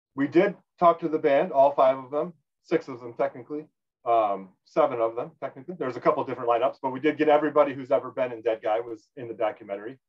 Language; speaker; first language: English; native; English